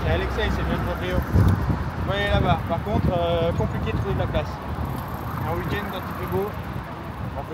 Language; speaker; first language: French; native; French